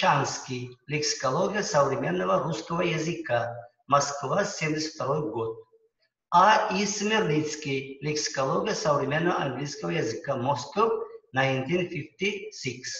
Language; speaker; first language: Russian; non-native, local second language; Uzbek